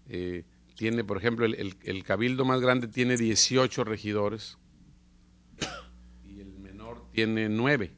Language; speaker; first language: Spanish; native; Spanish